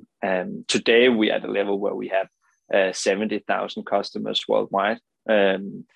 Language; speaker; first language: English; non-native, fluent; Danish